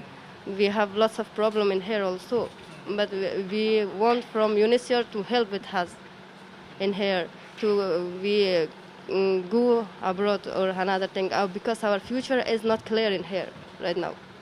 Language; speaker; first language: English; non-native, learner; Persian